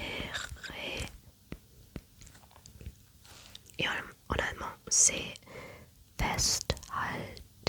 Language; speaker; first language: French; non-native, learner; German